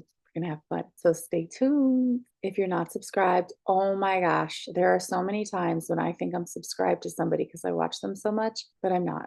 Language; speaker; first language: English; native; English